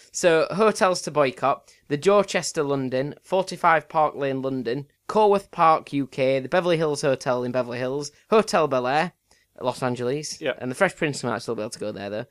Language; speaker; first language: English; native; English